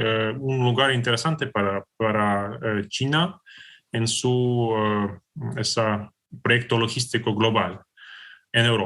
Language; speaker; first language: Spanish; non-native, fluent; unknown